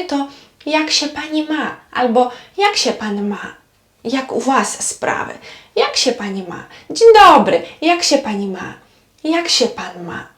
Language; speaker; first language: Polish; non-native, fluent; Ukrainian